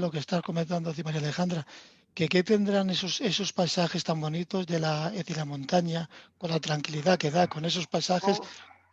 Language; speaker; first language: Spanish; native; Spanish